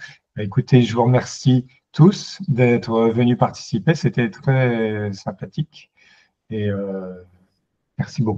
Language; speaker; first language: French; native; French